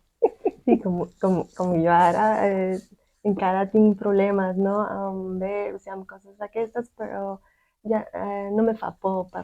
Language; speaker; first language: Catalan; non-native, fluent; Spanish